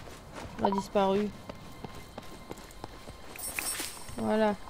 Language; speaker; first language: French; native; French